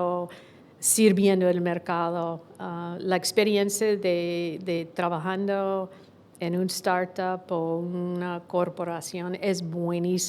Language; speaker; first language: Spanish; non-native, fluent; English